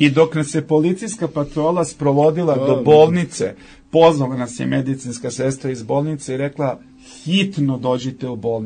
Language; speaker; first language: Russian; non-native, learner; Serbian